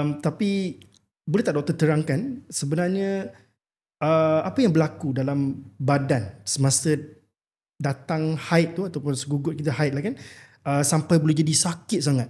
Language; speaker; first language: Malay; native; Malay